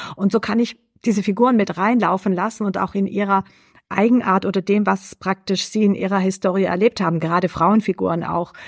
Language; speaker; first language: German; native; German